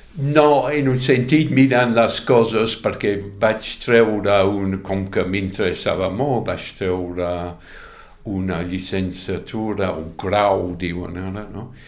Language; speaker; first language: Catalan; non-native, fluent; English